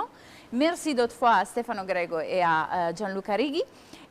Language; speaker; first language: French; non-native, fluent; Italian